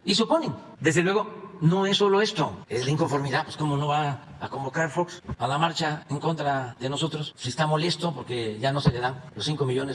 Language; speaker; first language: Spanish; native; Spanish